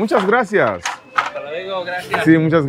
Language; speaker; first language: Spanish; non-native, learner; Haitian Creole